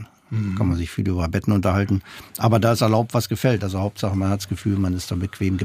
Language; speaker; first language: German; non-native, fluent; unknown